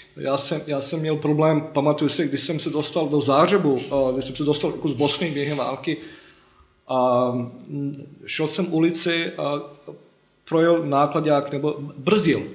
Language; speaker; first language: Czech; non-native, fluent; Bosnian